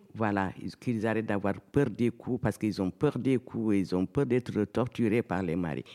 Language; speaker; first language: French; non-native, local second language; Fula